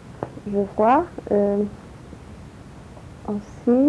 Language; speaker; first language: French; non-native, learner; Polish